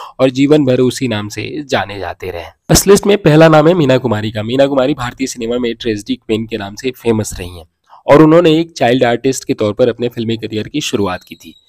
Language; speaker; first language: Hindi; native; Hindi